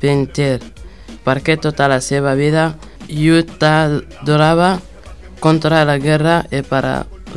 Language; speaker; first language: Catalan; non-native, learner; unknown